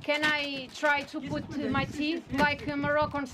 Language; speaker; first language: English; non-native, fluent; Portuguese